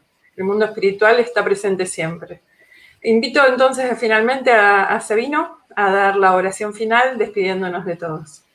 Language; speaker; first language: Spanish; native; Spanish